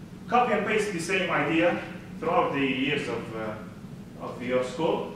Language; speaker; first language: English; non-native, fluent; Arabic